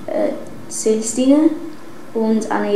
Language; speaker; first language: German; non-native, learner; Dutch